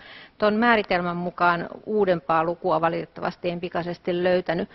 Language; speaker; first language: Finnish; native; Finnish